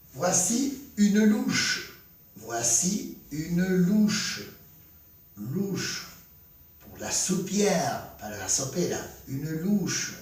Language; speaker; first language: French; non-native, fluent; Spanish